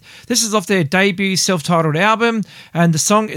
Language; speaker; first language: English; native; English